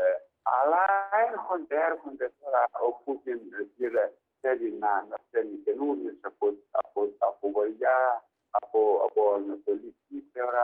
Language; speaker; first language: Greek; non-native, learner; Ukrainian